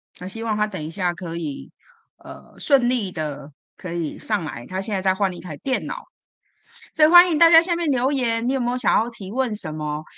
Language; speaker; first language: Chinese; native; Chinese